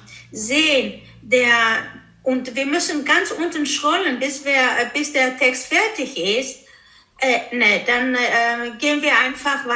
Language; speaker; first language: German; non-native, fluent; Greek